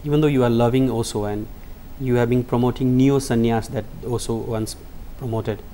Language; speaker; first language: English; non-native, local second language; Nepali